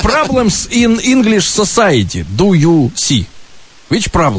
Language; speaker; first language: English; non-native, learner; Russian